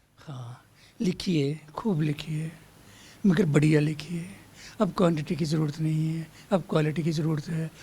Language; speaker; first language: Hindi; non-native, local second language; Dogri